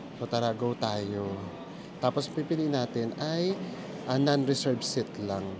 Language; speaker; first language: Filipino; native; Filipino